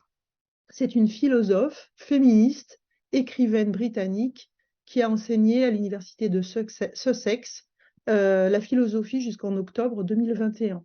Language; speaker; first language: French; native; French